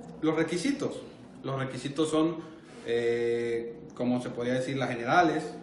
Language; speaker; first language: Spanish; native; Spanish